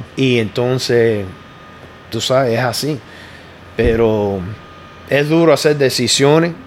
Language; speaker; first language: Spanish; early bilingual, heritage; Spanish